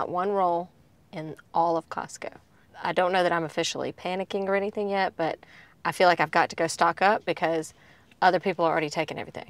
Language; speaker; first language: English; native; English